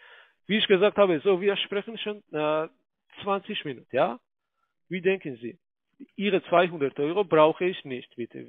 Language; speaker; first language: German; non-native, fluent; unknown